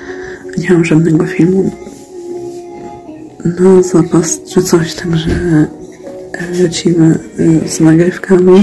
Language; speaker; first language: Polish; native; Polish